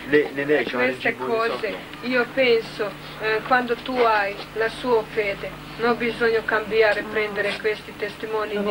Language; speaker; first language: Italian; non-native, learner; Croatian